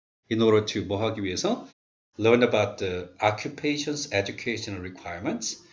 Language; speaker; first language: English; non-native, fluent; Korean